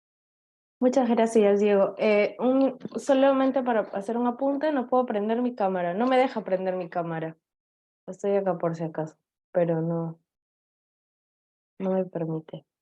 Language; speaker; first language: Spanish; native; Spanish